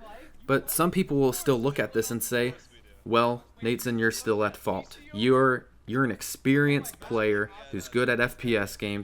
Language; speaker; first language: English; native; English